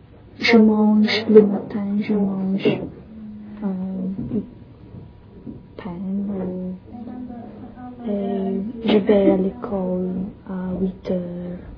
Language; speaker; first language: French; non-native, learner; English